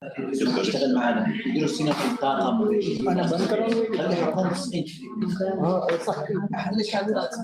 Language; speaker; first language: Arabic; native; Arabic